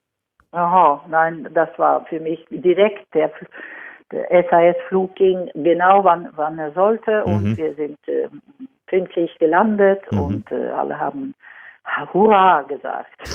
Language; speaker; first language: German; non-native, fluent; Swedish